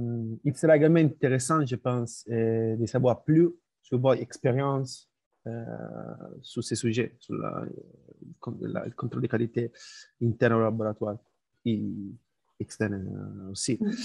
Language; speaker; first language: French; non-native, learner; Spanish